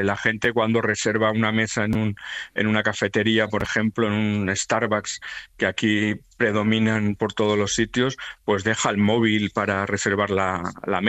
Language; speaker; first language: Spanish; native; Spanish